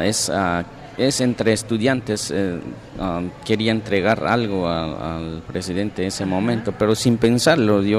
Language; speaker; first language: Spanish; non-native, local second language; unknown